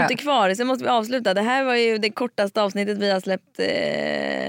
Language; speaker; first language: Swedish; native; Swedish